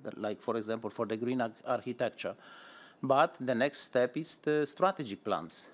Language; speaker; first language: English; non-native, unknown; Polish